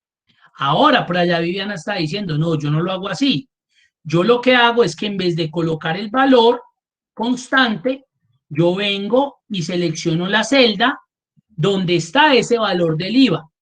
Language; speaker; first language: Spanish; native; Spanish